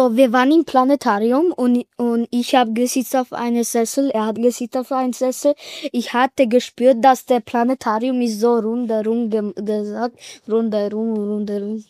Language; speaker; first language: German; early bilingual, other home language; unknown